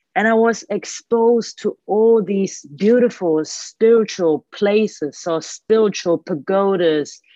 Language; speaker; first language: English; early bilingual, other home language; Cantonese